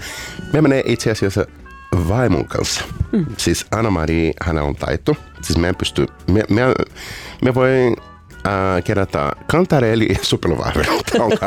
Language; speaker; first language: Finnish; non-native, fluent; Portuguese